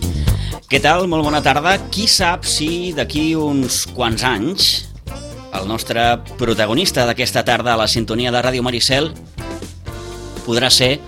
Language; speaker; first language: Catalan; native; Catalan